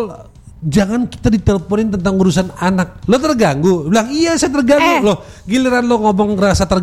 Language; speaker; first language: Indonesian; native; Indonesian